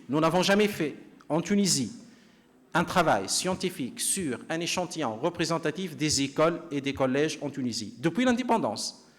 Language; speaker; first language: French; non-native, local second language; Arabic